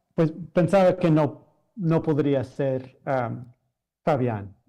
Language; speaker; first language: Spanish; non-native, fluent; English